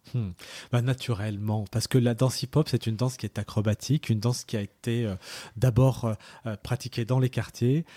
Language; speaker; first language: French; early bilingual, other home language; Arabic